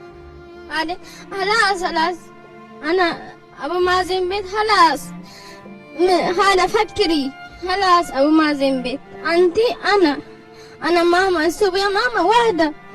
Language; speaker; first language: Arabic; non-native, learner; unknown